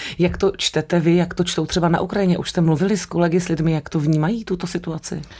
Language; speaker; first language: Czech; native; Czech